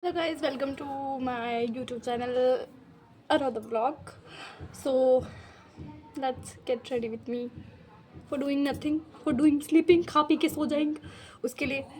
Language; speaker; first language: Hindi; non-native, local second language; Marwari